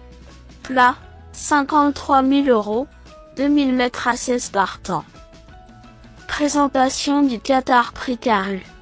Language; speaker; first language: French; native; French